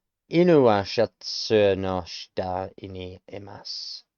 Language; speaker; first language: Japanese; non-native, learner; English